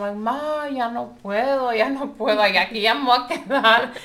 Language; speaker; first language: Spanish; early bilingual, heritage; Spanish